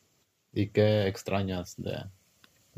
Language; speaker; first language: Spanish; early bilingual, heritage; English